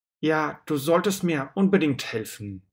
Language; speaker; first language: German; non-native, fluent; Russian